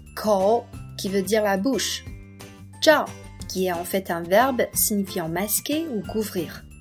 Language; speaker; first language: French; non-native, fluent; Chinese